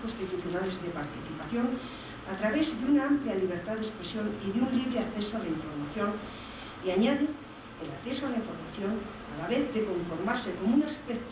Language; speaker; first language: Spanish; native; Spanish